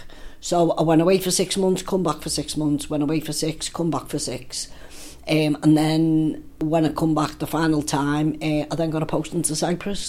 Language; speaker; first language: English; native; English